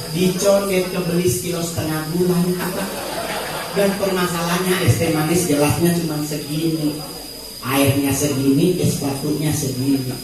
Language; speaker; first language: Indonesian; native; Indonesian